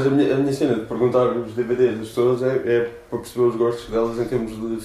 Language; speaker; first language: Portuguese; native; Portuguese